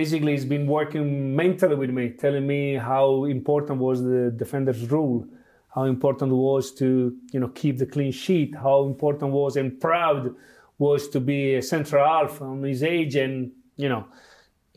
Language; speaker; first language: English; non-native, fluent; Italian